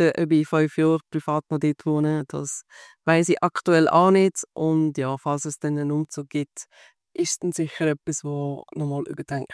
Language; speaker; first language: German; native; German